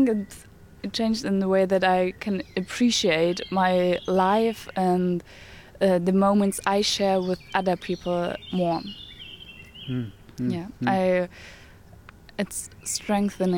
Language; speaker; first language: English; non-native, fluent; German